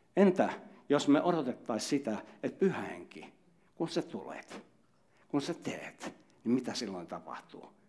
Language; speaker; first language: Finnish; native; Finnish